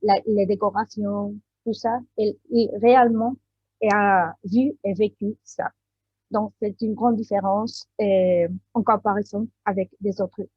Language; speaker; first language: French; non-native, learner; Spanish